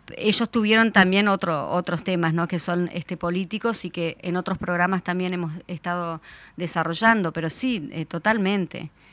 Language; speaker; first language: Spanish; native; Spanish